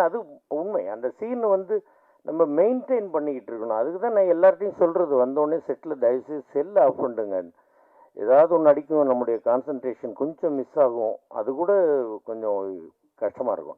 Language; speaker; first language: Tamil; native; Tamil